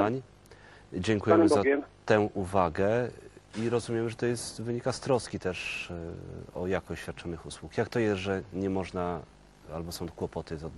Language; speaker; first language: Polish; native; Polish